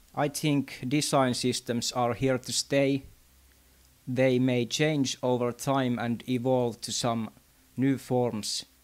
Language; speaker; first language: English; non-native, fluent; Finnish